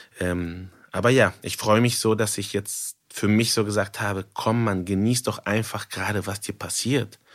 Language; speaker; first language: German; non-native, fluent; Spanish